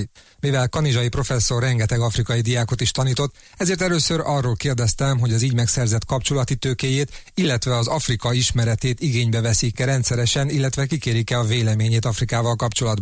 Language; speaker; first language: Hungarian; native; Hungarian